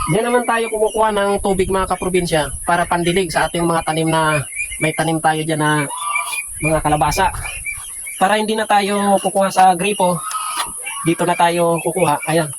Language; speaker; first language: Filipino; non-native, local second language; Bikol